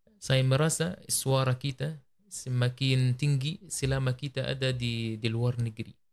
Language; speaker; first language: Malay; non-native, learner; Arabic